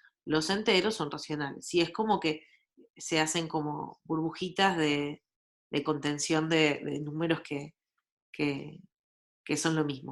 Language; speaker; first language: Spanish; native; Spanish